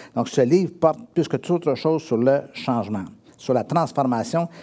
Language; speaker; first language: French; native; French